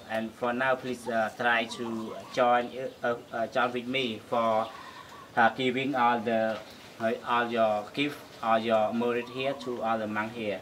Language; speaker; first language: English; non-native, learner; Khmer